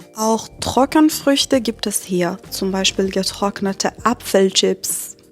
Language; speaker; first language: German; non-native, fluent; Persian